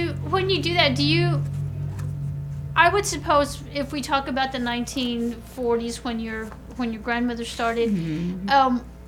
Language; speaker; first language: English; early bilingual, other home language; Spanish